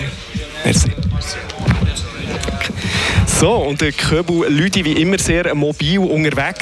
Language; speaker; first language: German; native; German